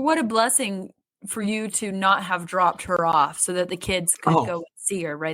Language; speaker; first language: English; native; English